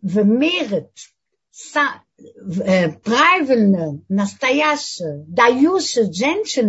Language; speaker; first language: Russian; non-native, learner; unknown